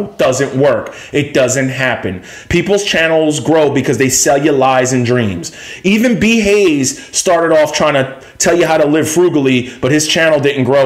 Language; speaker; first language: English; native; English